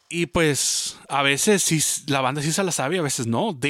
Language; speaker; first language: Spanish; early bilingual, heritage; Spanish